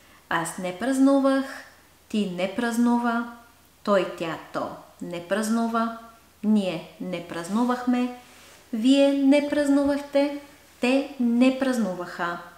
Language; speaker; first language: Bulgarian; native; Bulgarian